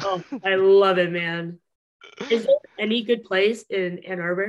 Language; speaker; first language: English; early bilingual, other home language; Chinese